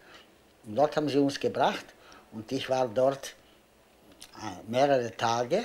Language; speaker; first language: German; non-native, fluent; Polish